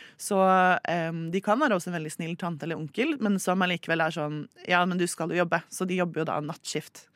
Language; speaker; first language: Norwegian; native; Norwegian